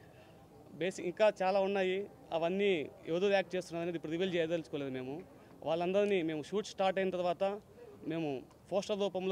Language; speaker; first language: Telugu; native; Telugu